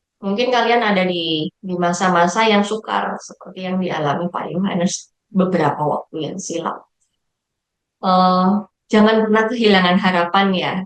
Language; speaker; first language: Indonesian; native; Indonesian